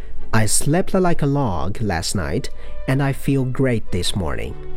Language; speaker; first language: English; non-native, fluent; Chinese